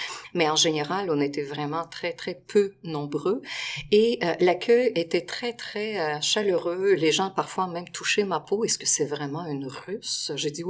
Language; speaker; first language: French; non-native, fluent; Russian